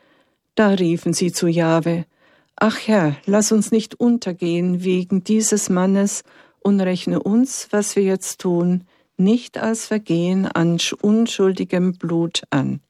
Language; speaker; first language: German; native; German